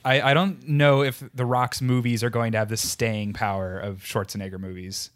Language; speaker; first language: English; native; English